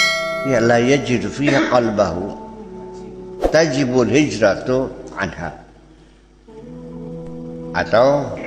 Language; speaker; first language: Arabic; non-native, fluent; Javanese